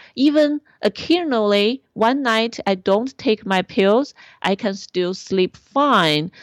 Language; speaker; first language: English; non-native, fluent; Chinese